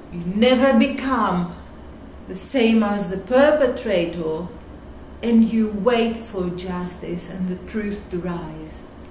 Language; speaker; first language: English; non-native, fluent; Greek